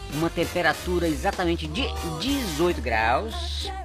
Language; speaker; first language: Portuguese; native; Portuguese